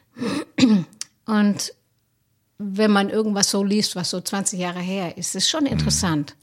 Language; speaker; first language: German; non-native, fluent; Finnish